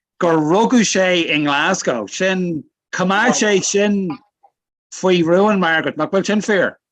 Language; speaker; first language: Irish; non-native, local second language; English